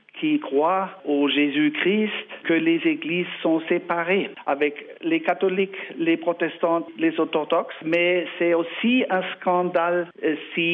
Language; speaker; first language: French; non-native, learner; German